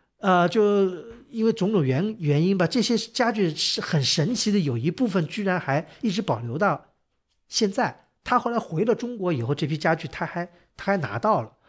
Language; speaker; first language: Chinese; native; Chinese